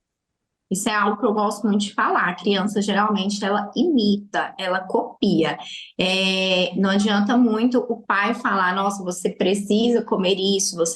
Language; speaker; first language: Portuguese; native; Portuguese